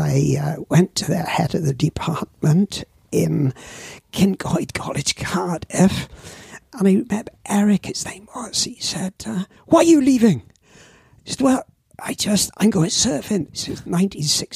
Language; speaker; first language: English; native; English